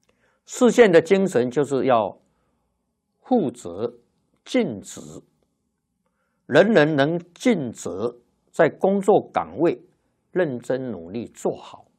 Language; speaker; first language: Chinese; native; Chinese